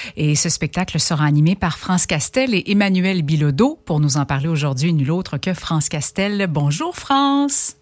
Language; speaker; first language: French; native; French